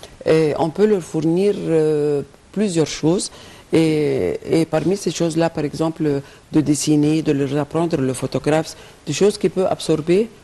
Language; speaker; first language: French; non-native, fluent; Arabic